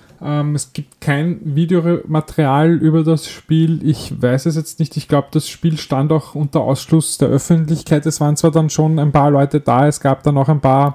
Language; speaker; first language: German; native; German